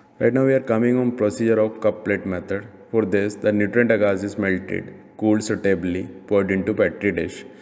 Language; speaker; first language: English; non-native, local second language; Hindi